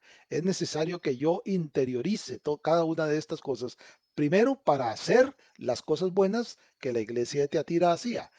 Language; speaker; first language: Spanish; native; Spanish